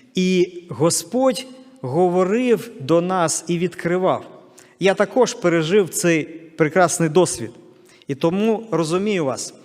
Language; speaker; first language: Ukrainian; non-native, local second language; Russian